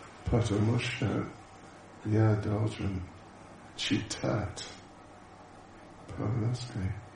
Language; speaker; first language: Russian; non-native, learner; English